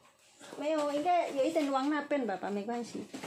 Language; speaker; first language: Chinese; non-native, learner; Indonesian